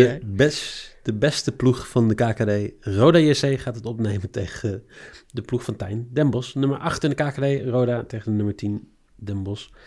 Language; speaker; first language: Dutch; native; Dutch